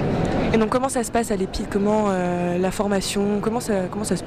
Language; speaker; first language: French; native; French